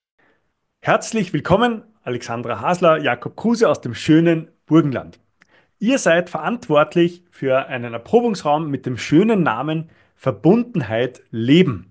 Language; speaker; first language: German; native; German